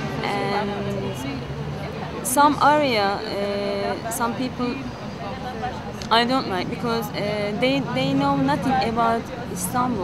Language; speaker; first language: English; non-native, learner; Turkish